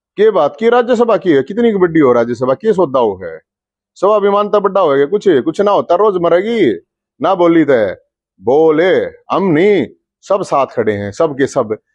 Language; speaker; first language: Hindi; native; Hindi